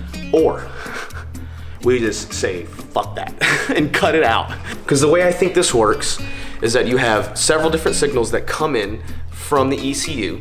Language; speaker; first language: English; native; English